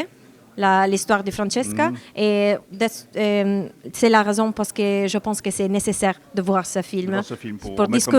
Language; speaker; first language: French; non-native, learner; Italian